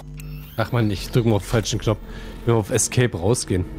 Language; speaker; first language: German; native; German